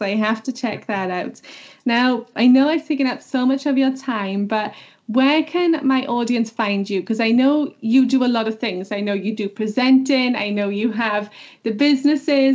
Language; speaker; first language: English; native; English